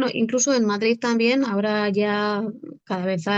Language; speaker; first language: Spanish; native; Spanish